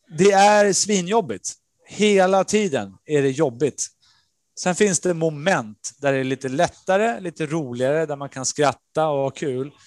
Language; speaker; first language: Swedish; early bilingual, other home language; Spanish